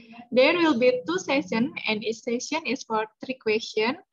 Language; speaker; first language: English; non-native, fluent; Indonesian